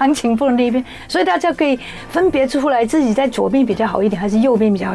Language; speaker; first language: Chinese; native; Chinese